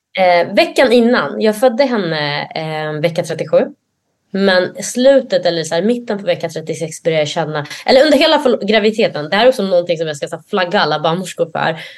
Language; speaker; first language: Swedish; early bilingual, other home language; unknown